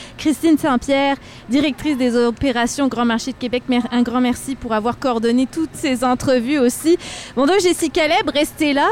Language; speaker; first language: French; native; French